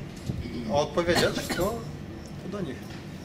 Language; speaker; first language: Polish; non-native, learner; Kazakh